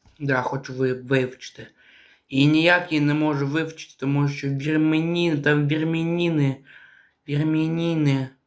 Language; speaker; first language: Ukrainian; non-native, local second language; Russian